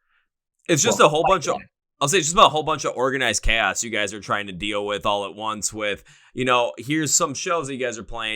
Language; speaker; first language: English; native; English